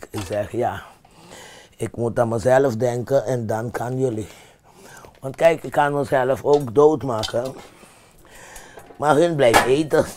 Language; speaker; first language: Dutch; non-native, fluent; Papiamento